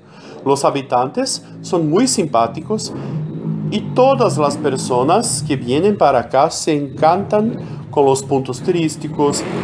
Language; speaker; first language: Spanish; non-native, fluent; Portuguese